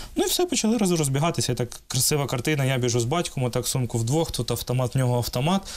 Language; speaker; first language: Ukrainian; non-native, local second language; Russian